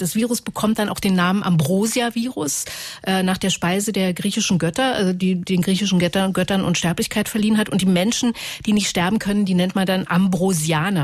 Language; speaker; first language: German; native; German